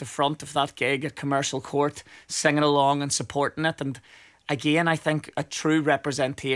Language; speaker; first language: English; native; English